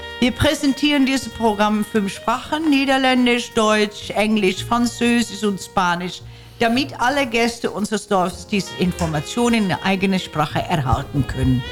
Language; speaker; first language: German; non-native, fluent; Dutch